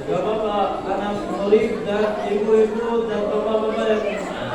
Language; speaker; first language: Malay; non-native, learner; Arabic